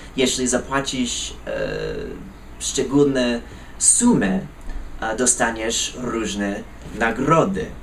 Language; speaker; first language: Polish; non-native, fluent; English